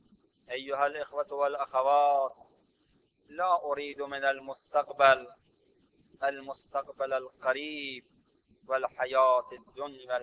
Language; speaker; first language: Arabic; non-native, fluent; Persian